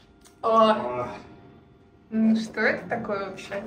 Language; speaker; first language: Russian; native; Russian